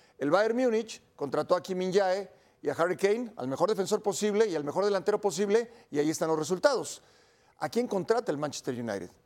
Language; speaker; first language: Spanish; native; Spanish